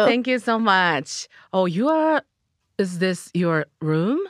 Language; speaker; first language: English; non-native, learner; Japanese